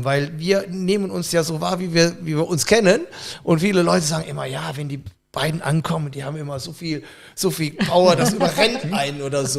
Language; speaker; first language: German; native; German